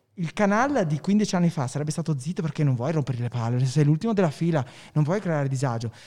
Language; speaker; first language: Italian; native; Italian